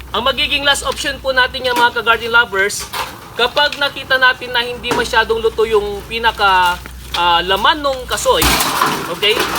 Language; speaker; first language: Filipino; non-native, local second language; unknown